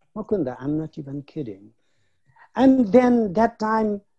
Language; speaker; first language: English; non-native, local second language; Nepali